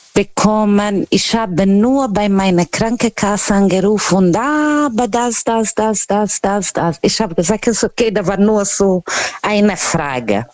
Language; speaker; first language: German; non-native, learner; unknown